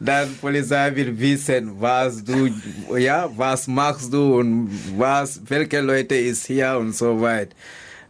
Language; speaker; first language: German; non-native, learner; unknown